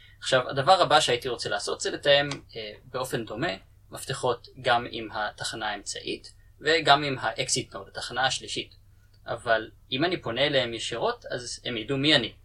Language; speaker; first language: Hebrew; native; Hebrew